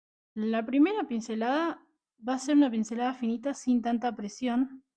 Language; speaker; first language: Spanish; native; Spanish